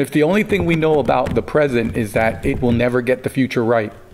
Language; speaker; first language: English; early bilingual, other home language; Spanish